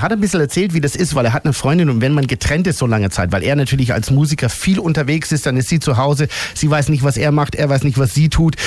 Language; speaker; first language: German; native; German